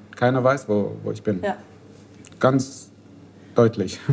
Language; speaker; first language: German; non-native, fluent; Arabic